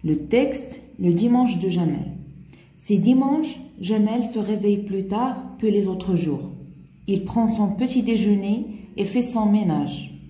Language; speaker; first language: French; non-native, local second language; Arabic